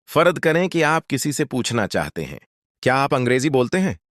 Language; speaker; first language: Urdu; native; Urdu